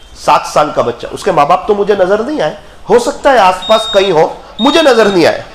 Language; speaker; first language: Urdu; non-native, local second language; Gujarati